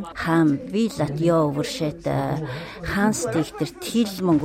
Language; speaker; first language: Swedish; non-native, learner; Mongolian